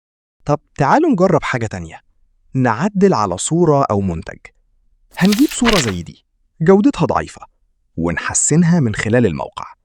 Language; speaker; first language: Arabic; native; Arabic